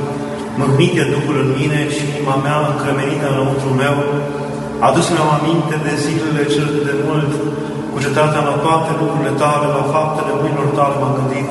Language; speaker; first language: Romanian; native; Romanian